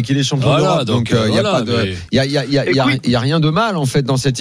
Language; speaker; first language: French; native; French